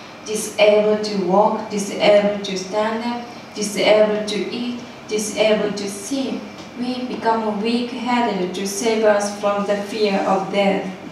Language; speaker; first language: English; non-native, fluent; Japanese